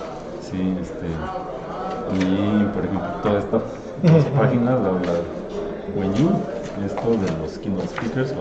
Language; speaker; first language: Spanish; native; Spanish